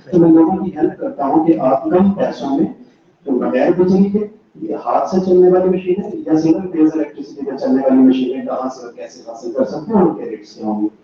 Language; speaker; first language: Urdu; non-native, local second language; Punjabi